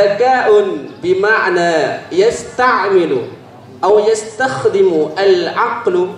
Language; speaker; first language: Arabic; non-native, learner; Indonesian